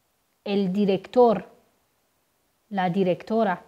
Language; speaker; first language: Spanish; non-native, fluent; Persian